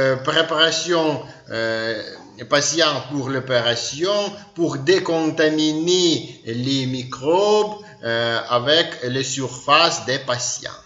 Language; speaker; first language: French; non-native, learner; Ukrainian